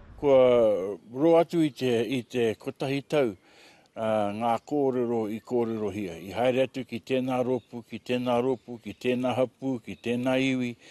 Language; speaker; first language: Māori; native; Māori